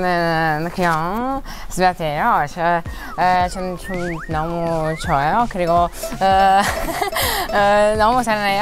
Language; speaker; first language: Korean; non-native, learner; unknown